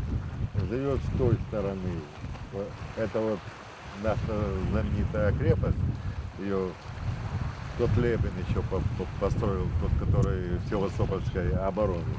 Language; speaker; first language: Russian; native; Russian